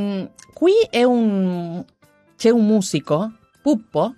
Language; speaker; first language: Italian; non-native, learner; Spanish